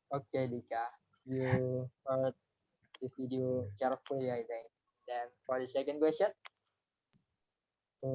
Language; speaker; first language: English; non-native, learner; Indonesian